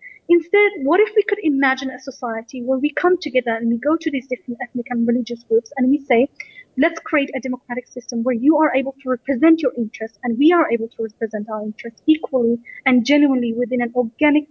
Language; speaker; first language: English; native; English